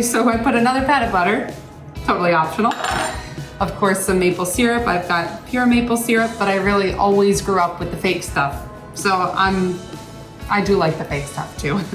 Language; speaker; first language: English; native; English